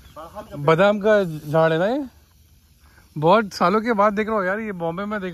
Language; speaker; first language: Hindi; native; Hindi